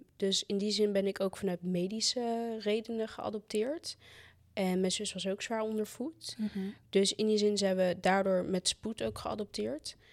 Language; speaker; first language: Dutch; native; Dutch